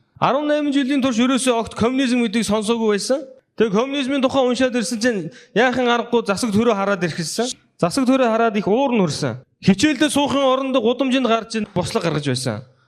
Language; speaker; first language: Mongolian; non-native, fluent; Korean